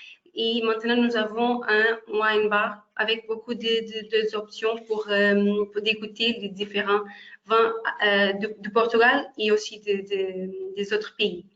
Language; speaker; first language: French; non-native, fluent; Portuguese